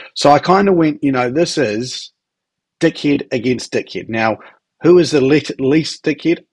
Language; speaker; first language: English; native; English